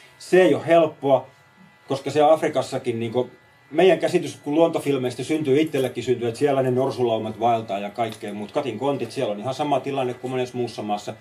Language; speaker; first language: Finnish; native; Finnish